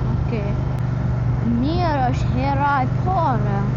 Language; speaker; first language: Albanian; early bilingual, heritage; Albanian